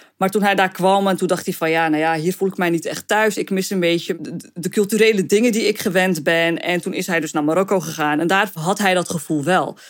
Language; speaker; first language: Dutch; early bilingual, other home language; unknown